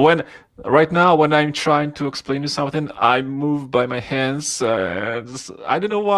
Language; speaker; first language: English; non-native, fluent; Russian